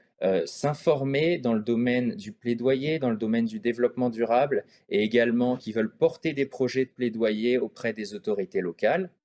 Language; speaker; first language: French; native; French